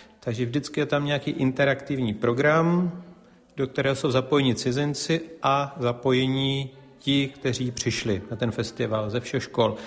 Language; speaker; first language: Czech; native; Czech